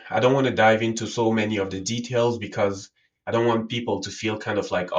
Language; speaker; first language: English; non-native, local second language; French